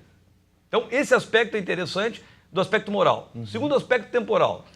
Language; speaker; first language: Portuguese; native; Portuguese